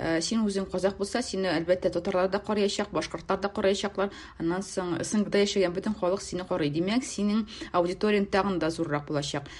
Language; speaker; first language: Tatar; native; Tatar